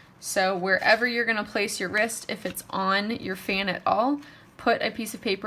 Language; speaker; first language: English; native; English